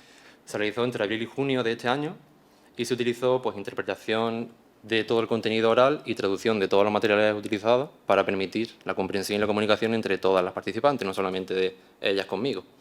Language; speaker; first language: Spanish; native; Spanish